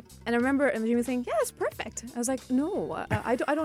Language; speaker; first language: English; non-native, fluent; Urdu